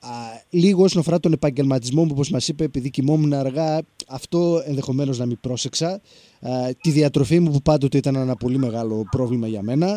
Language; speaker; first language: Greek; native; Greek